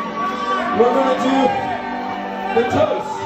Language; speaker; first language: English; native; English